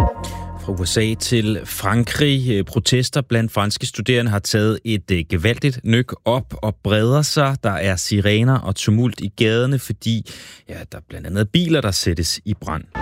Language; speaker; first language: Danish; native; Danish